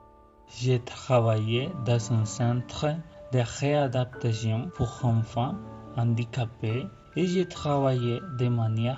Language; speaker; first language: French; non-native, fluent; Spanish